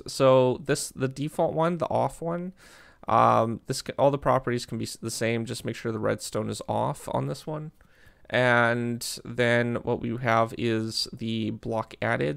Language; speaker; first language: English; native; English